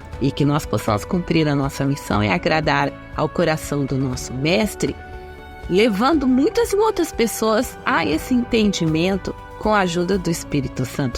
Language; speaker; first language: Portuguese; native; Portuguese